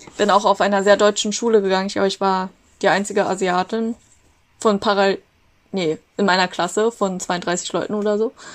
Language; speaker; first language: German; native; German